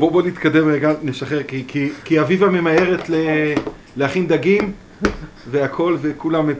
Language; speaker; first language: Hebrew; native; Hebrew